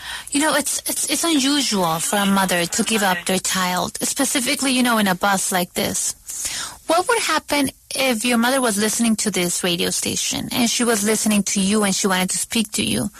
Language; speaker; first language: English; non-native, fluent; Spanish